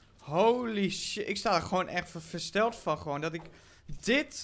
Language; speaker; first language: Dutch; native; Dutch